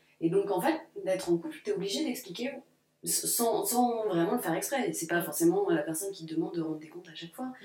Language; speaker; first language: French; native; French